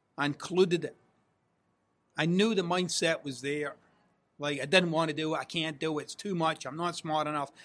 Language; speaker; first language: English; native; English